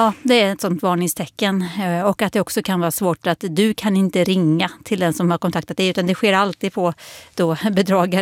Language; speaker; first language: Swedish; native; Swedish